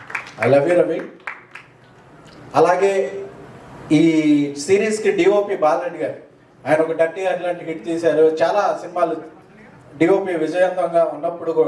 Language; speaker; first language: Telugu; native; Telugu